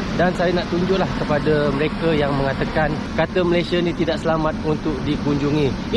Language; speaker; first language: Malay; native; Malay